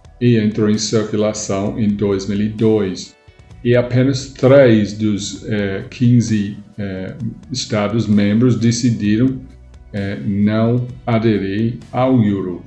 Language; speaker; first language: Portuguese; non-native, fluent; English